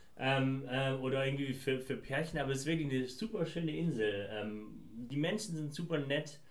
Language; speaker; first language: German; early bilingual, other home language; Persian